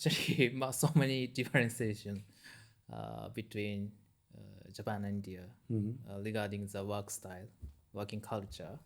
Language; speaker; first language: English; non-native, learner; Japanese